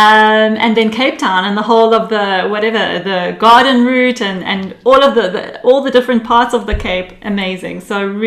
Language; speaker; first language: English; early bilingual, other home language; Hebrew